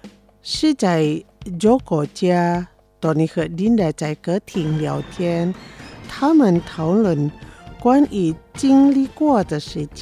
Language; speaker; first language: Chinese; non-native, fluent; Indonesian